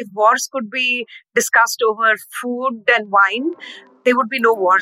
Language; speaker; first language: English; non-native, local second language; Hindi